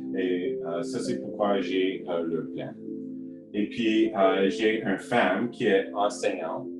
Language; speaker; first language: French; non-native, learner; English